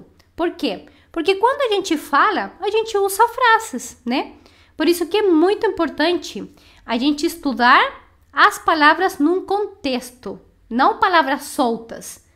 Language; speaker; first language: Portuguese; non-native, fluent; Spanish